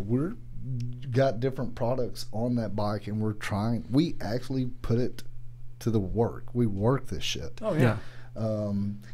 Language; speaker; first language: English; native; English